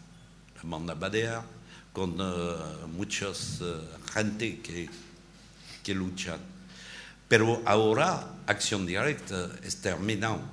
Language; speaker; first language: Spanish; non-native, learner; French